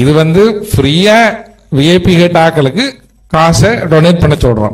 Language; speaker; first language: Tamil; native; Tamil